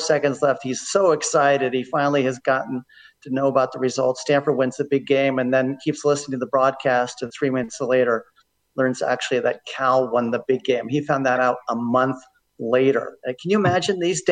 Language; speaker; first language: English; native; English